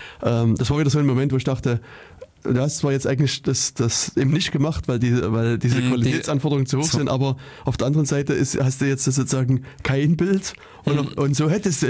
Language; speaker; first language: German; native; German